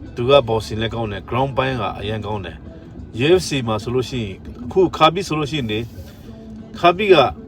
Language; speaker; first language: Burmese; non-native, local second language; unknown